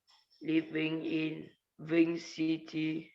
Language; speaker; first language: English; non-native, learner; Vietnamese